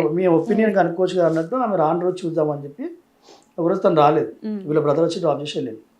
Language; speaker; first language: Telugu; native; Telugu